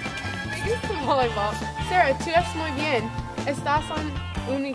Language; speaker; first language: Spanish; non-native, learner; English